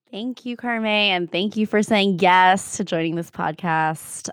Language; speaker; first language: English; native; English